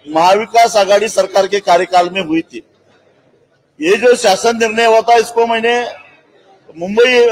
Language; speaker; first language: Hindi; non-native, local second language; Marathi